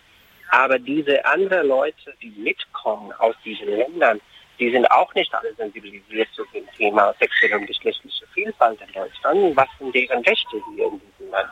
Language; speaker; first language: German; non-native, fluent; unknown